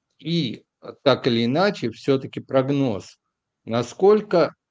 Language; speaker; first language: Russian; native; Russian